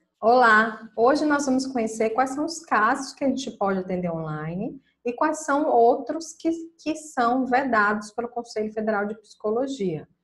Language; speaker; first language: Portuguese; native; Portuguese